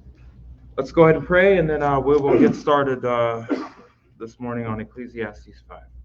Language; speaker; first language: English; native; English